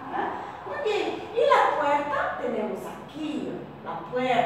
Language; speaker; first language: Portuguese; non-native, fluent; Spanish